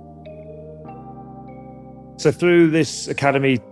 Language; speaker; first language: English; native; English